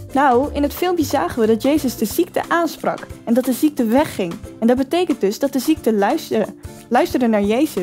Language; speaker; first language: Dutch; native; Dutch